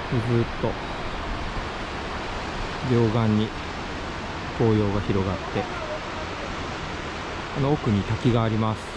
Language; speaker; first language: Japanese; native; Japanese